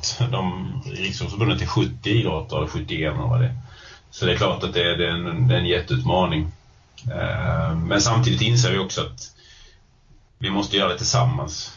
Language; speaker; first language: Swedish; native; Swedish